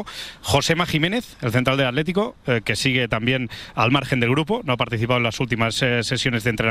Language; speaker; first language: Spanish; native; Spanish